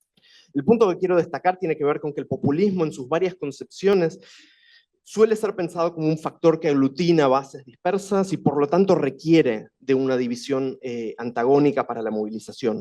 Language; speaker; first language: Spanish; native; Spanish